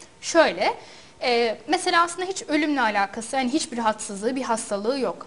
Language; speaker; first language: Turkish; native; Turkish